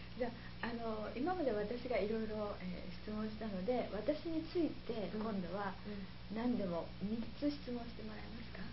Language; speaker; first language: Japanese; native; Japanese